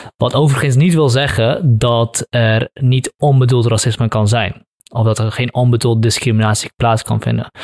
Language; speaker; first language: Dutch; early bilingual, other home language; Kurdish